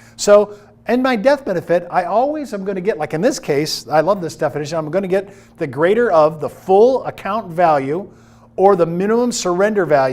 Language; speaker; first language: English; native; English